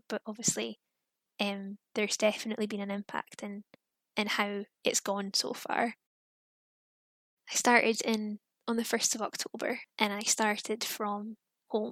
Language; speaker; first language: English; native; English